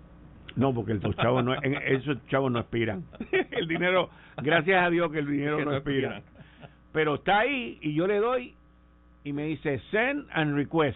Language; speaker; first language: Spanish; native; Spanish